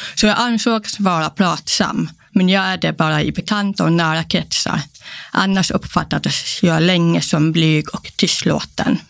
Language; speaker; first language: Swedish; non-native, local second language; Polish